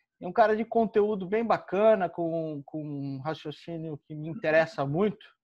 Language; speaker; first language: Portuguese; native; Portuguese